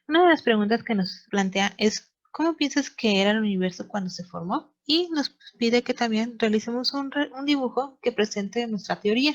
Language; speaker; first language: Spanish; native; Spanish